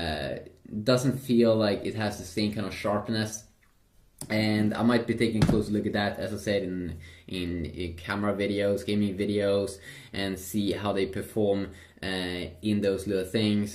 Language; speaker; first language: English; non-native, fluent; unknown